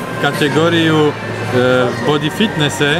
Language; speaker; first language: Russian; non-native, learner; Slovak